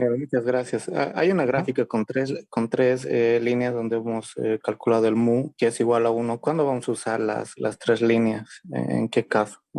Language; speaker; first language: Spanish; native; Spanish